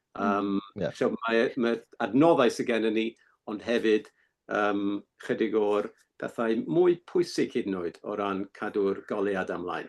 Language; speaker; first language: Welsh; native; Welsh